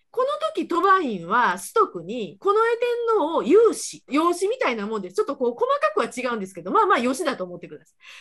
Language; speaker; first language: Japanese; native; Japanese